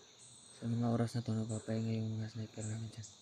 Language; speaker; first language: Filipino; non-native, local second language; Cebuano